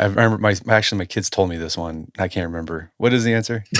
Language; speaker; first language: English; native; English